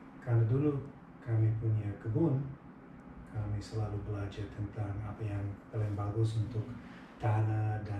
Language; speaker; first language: Indonesian; non-native, fluent; English